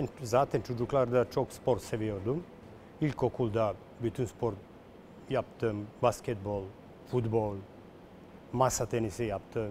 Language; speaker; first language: Turkish; non-native, learner; Serbian